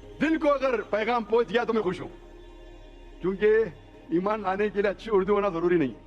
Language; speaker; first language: Hindi; non-native, local second language; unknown